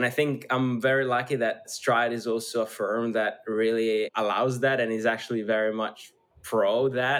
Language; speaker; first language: English; non-native, fluent; Italian